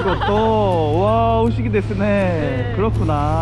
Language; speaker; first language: Japanese; non-native, learner; Korean